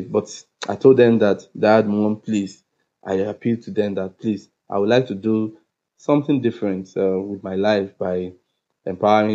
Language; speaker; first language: English; non-native, local second language; Yoruba